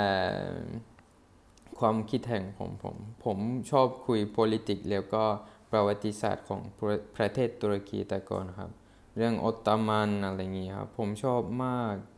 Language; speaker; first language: Thai; non-native, fluent; Turkish